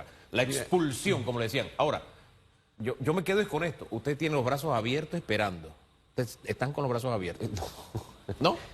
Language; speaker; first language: Spanish; native; Spanish